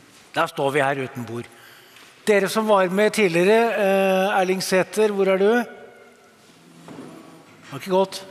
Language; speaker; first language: Norwegian; native; Norwegian